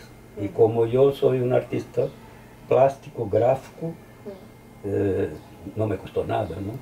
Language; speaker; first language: Spanish; early bilingual, heritage; Spanish